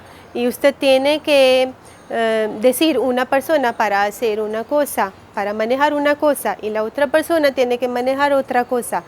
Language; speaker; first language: Spanish; non-native, learner; Hindi